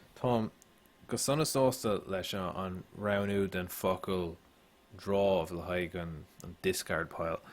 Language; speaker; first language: Irish; non-native, local second language; English